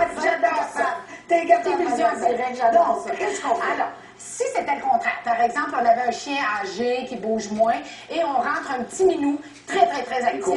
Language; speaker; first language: French; native; French